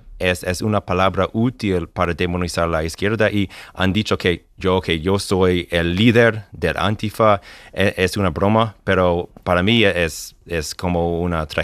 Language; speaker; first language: Spanish; non-native, fluent; English